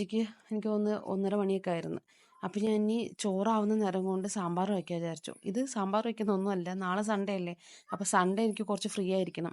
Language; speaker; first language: Malayalam; native; Malayalam